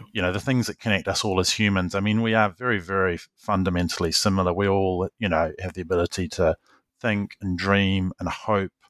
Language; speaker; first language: English; native; English